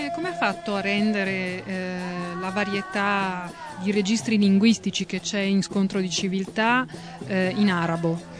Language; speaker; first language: Italian; native; Italian